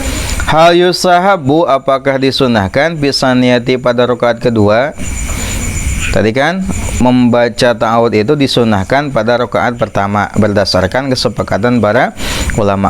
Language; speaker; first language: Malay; non-native, local second language; Sundanese